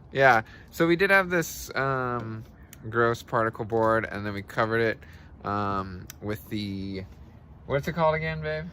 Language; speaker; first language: English; native; English